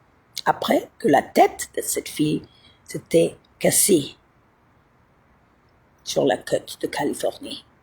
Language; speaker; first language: French; non-native, fluent; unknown